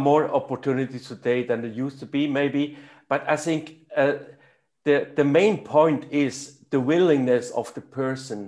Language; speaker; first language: English; non-native, fluent; German